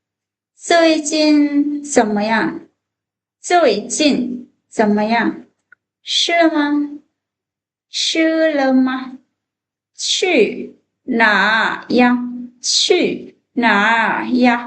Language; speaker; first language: Chinese; non-native, fluent; Lao